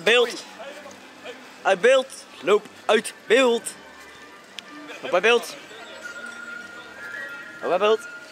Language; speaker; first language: Dutch; native; Dutch